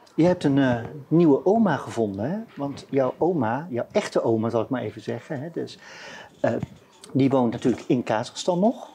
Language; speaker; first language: Dutch; native; Dutch